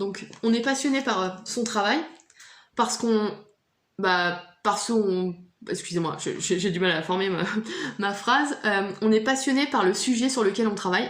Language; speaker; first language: French; native; French